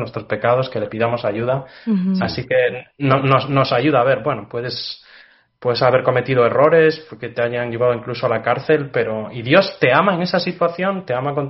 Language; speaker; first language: Spanish; native; Spanish